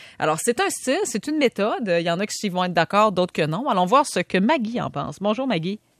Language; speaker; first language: French; native; French